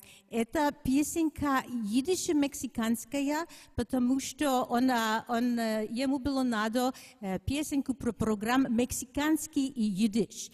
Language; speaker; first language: Russian; non-native, learner; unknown